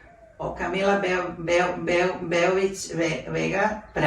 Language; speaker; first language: Spanish; non-native, fluent; Croatian